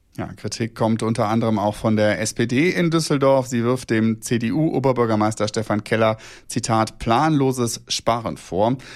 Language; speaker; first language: German; native; German